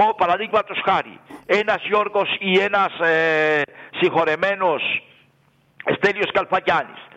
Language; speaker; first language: Greek; non-native, fluent; Spanish